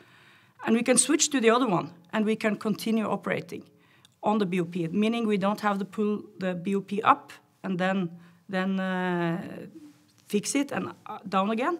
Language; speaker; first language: English; non-native, fluent; Norwegian